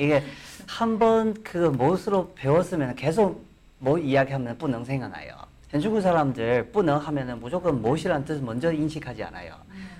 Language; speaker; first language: Korean; non-native, fluent; Chinese